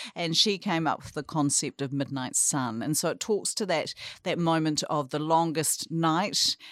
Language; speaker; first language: English; native; English